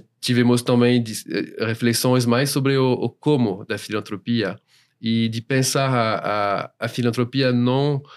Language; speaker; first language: Portuguese; non-native, fluent; French